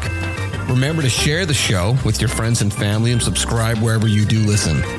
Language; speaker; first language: English; native; English